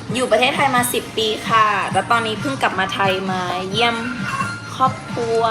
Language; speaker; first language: Thai; early bilingual, heritage; Portuguese